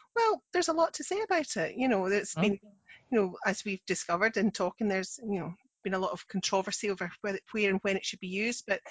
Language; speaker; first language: English; native; English